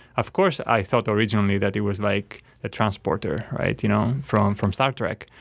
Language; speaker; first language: English; non-native, fluent; Greek